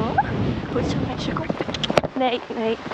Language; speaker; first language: Dutch; native; Dutch